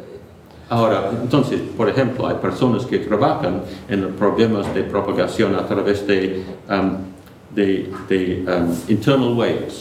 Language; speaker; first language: Spanish; non-native, fluent; English